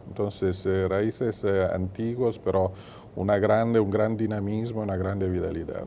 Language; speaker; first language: Spanish; non-native, fluent; Italian